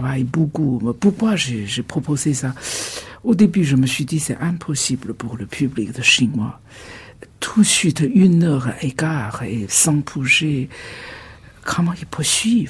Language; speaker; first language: French; non-native, fluent; Chinese